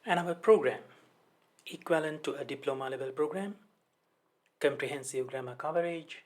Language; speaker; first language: English; non-native, local second language; Sinhala